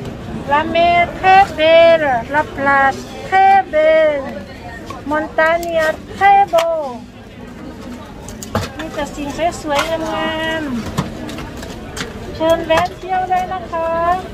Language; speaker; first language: French; non-native, learner; Thai